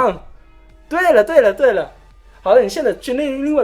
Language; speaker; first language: Chinese; early bilingual, heritage; Chinese